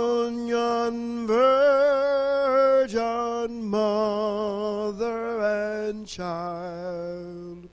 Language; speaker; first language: English; native; English